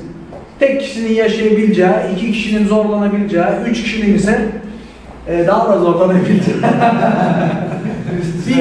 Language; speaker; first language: Turkish; native; Turkish